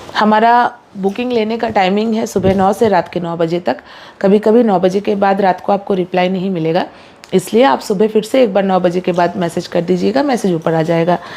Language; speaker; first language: Hindi; non-native, local second language; Bangla